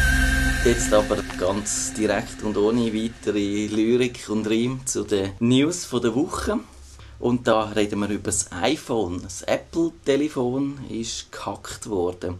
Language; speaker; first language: German; native; German